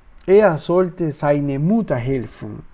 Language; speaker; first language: German; non-native, learner; Spanish